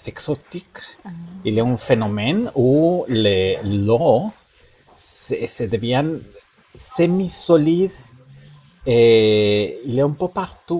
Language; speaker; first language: French; non-native, learner; Spanish